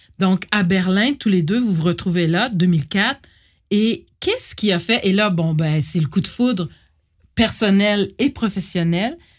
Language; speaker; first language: French; native; French